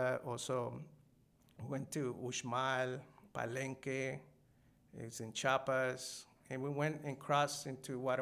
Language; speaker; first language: English; non-native, fluent; Spanish